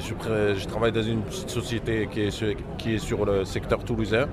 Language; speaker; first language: French; native; French